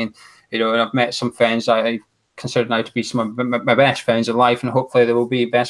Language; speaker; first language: English; native; English